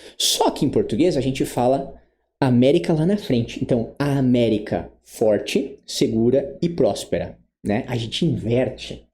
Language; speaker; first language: Portuguese; native; Portuguese